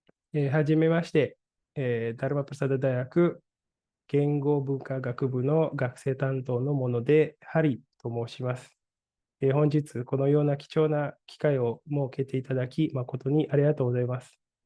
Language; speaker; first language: Japanese; non-native, fluent; Indonesian